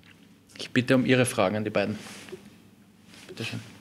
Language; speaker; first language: German; native; German